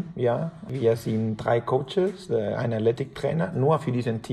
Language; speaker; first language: German; non-native, fluent; Spanish